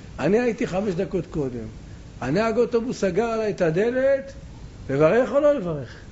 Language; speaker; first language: Hebrew; native; Hebrew